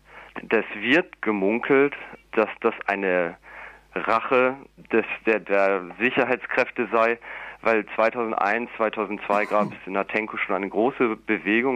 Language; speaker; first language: German; native; German